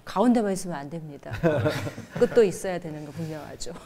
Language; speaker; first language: Korean; native; Korean